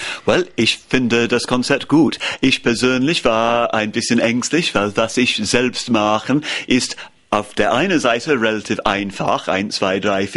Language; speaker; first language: German; non-native, learner; English